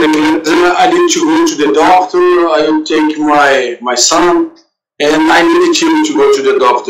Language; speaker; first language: English; non-native, learner; Portuguese